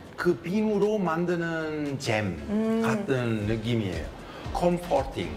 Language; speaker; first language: Korean; non-native, fluent; Italian